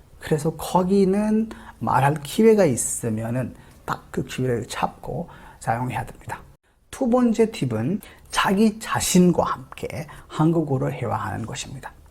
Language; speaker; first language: Korean; non-native, fluent; Hindi